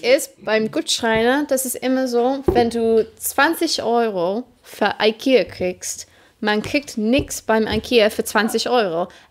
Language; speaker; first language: German; non-native, fluent; English